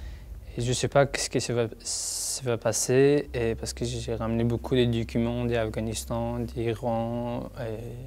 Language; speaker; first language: French; non-native, learner; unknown